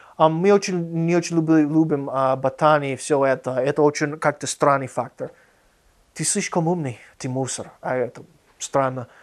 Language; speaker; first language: Russian; non-native, fluent; English